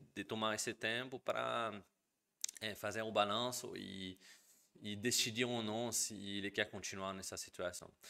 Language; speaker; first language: Portuguese; non-native, fluent; French